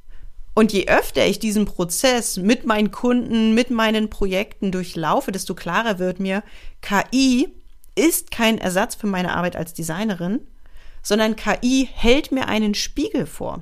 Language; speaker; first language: German; native; German